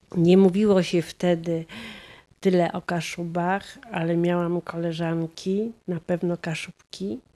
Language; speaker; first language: Polish; native; Polish